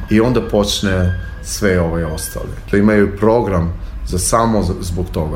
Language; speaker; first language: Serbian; non-native, learner; Albanian